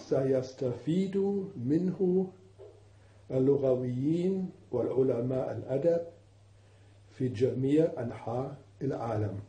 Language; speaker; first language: Arabic; non-native, fluent; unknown